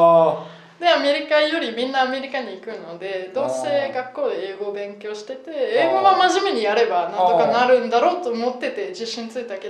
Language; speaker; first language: Japanese; non-native, fluent; German